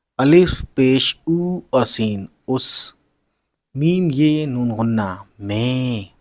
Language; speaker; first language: Hindi; native; Hindi